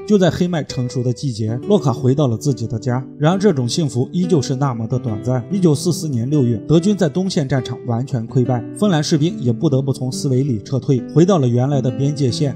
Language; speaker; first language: Chinese; native; Chinese